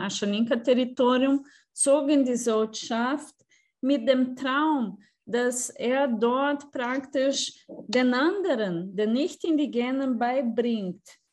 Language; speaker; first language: German; non-native, fluent; Portuguese